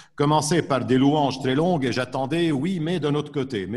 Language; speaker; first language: French; non-native, local second language; Arabic